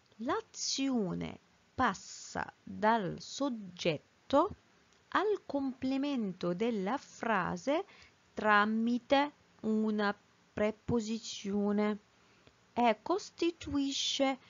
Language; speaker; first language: Italian; non-native, fluent; Arabic